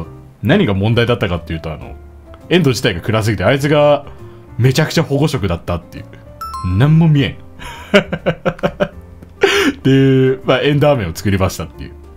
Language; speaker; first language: Japanese; native; Japanese